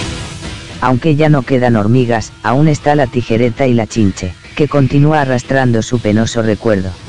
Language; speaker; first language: Spanish; native; Spanish